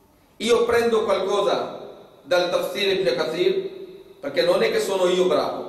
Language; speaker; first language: Italian; non-native, fluent; Urdu